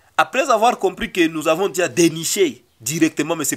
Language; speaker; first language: French; non-native, local second language; Swahili